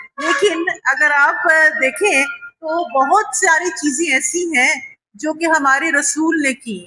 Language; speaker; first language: Urdu; native; Urdu